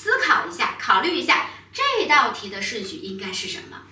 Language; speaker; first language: Chinese; native; Chinese